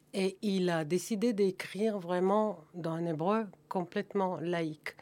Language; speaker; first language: French; non-native, fluent; German